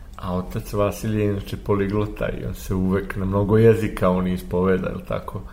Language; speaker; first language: Serbian; native; Serbian